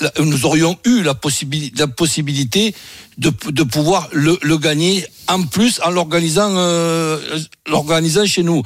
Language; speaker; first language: French; native; French